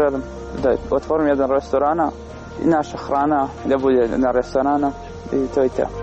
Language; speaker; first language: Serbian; non-native, learner; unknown